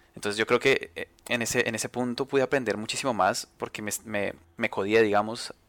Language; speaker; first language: Spanish; native; Spanish